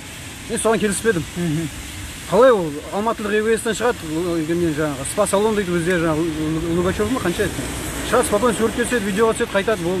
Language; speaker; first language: Kazakh; native; Kazakh